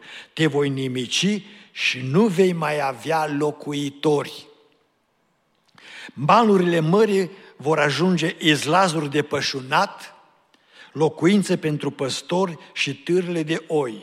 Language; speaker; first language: Romanian; native; Romanian